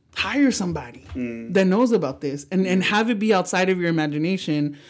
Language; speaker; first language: English; early bilingual, other home language; Spanish